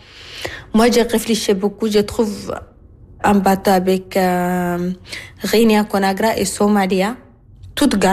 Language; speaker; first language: French; non-native, learner; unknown